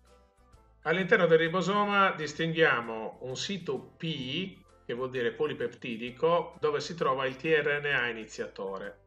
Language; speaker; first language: Italian; native; Italian